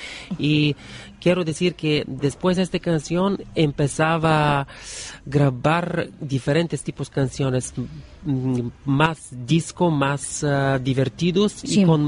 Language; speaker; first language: Spanish; non-native, learner; Bulgarian